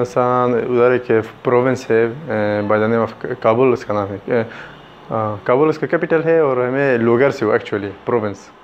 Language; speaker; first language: Hindi; non-native, fluent; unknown